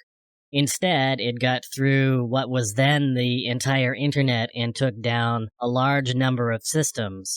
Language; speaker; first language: English; native; English